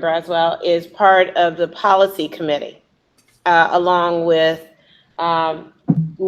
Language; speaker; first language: English; native; English